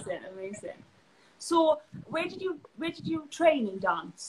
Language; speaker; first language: English; native; English